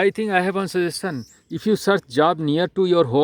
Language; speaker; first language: English; non-native, local second language; Hindi